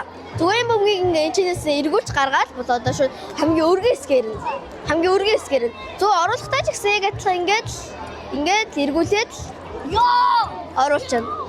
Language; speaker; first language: Mongolian; native; Mongolian